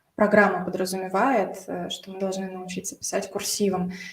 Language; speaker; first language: Russian; native; Russian